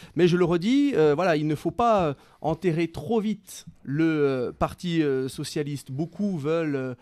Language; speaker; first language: French; native; French